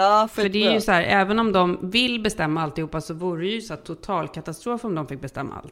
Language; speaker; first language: Swedish; native; Swedish